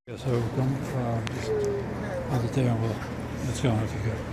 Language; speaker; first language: English; native; English